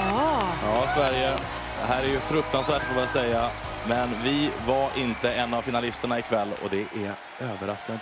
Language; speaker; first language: Swedish; native; Swedish